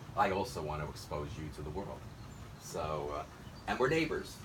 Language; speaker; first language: English; native; English